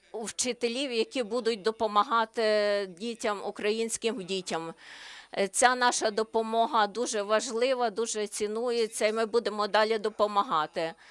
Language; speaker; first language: Ukrainian; non-native, learner; Slovenian